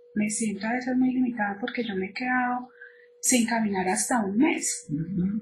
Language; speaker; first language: Spanish; native; Spanish